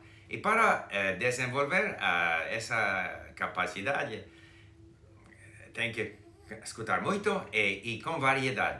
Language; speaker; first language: Portuguese; non-native, fluent; English